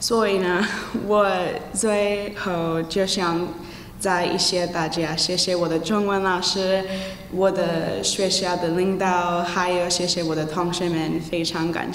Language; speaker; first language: Chinese; non-native, learner; English